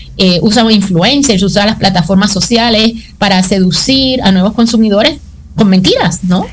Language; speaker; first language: Spanish; native; Spanish